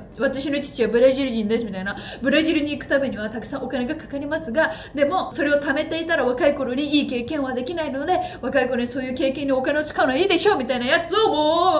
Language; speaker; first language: Japanese; native; Japanese